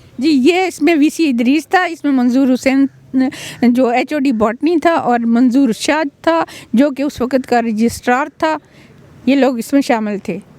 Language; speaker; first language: Urdu; non-native, local second language; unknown